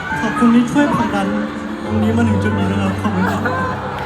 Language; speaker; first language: Thai; native; Thai